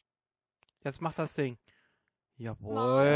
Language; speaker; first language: German; native; German